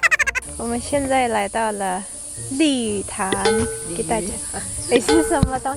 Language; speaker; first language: Chinese; non-native, fluent; Mongolian